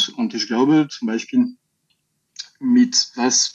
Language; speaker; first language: German; non-native, learner; French